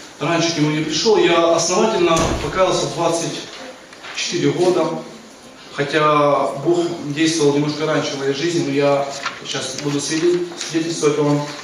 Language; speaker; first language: Russian; native; Russian